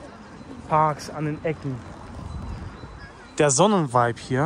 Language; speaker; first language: German; native; German